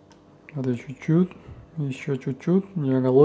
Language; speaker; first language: Russian; non-native, fluent; Spanish